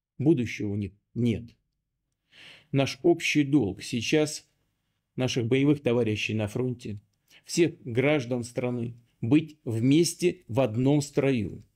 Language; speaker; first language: Russian; native; Russian